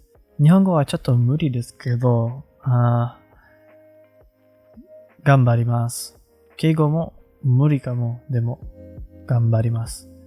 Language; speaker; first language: Japanese; non-native, learner; Malay